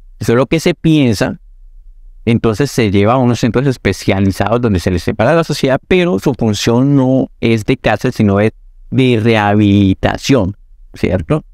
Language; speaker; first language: Spanish; native; Spanish